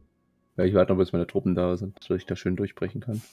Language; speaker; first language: German; native; German